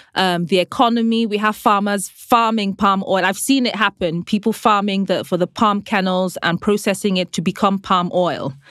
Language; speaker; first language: English; non-native, local second language; Igbo